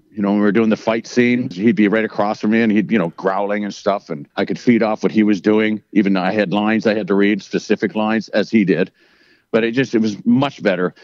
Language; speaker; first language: English; native; English